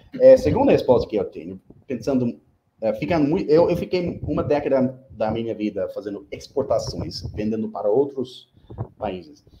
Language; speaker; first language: Portuguese; non-native, fluent; English